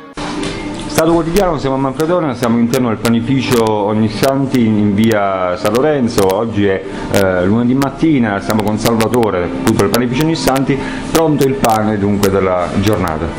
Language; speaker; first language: Italian; native; Italian